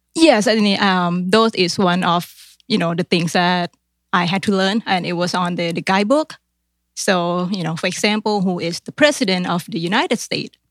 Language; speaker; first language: English; non-native, fluent; Thai